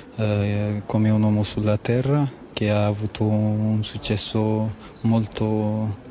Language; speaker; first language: Italian; non-native, learner; Somali